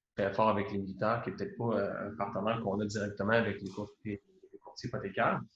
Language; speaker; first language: French; native; French